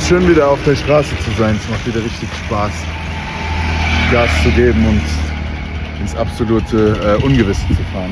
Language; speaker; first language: German; native; German